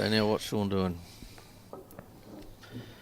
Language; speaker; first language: English; native; English